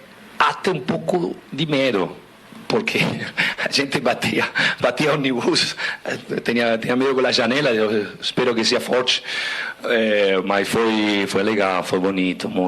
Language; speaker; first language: Portuguese; non-native, fluent; Spanish